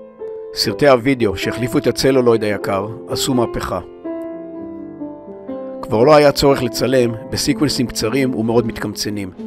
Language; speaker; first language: Hebrew; native; Hebrew